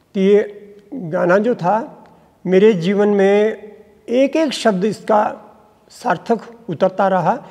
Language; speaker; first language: Hindi; native; Hindi